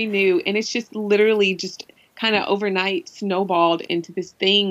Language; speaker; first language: English; native; English